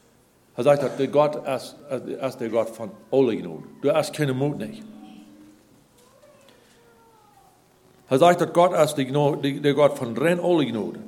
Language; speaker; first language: German; non-native, learner; Plautdietsch